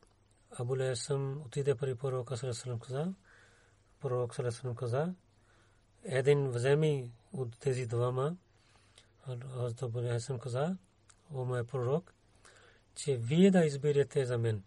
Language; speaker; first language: Bulgarian; non-native, learner; Urdu